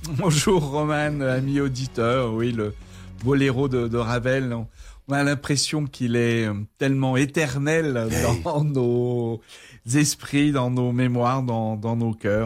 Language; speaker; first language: French; native; French